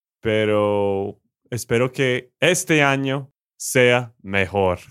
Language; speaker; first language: Spanish; non-native, fluent; English